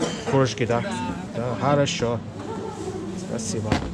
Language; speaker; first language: Russian; non-native, learner; English